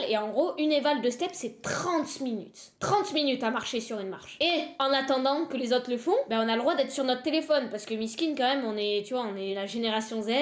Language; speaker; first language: French; native; French